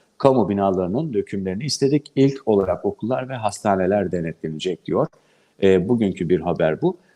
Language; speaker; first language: Turkish; native; Turkish